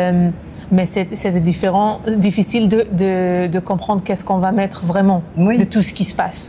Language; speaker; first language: French; non-native, fluent; Hebrew